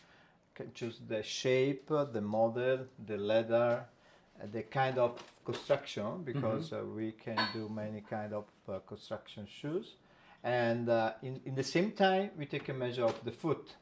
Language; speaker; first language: English; non-native, learner; Italian